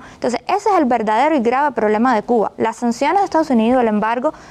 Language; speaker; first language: Spanish; native; Spanish